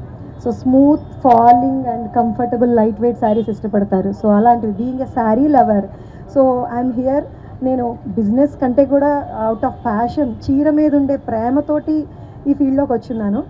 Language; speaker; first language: Telugu; native; Telugu